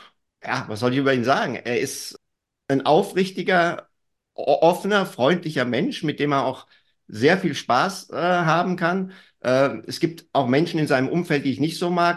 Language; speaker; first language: German; native; German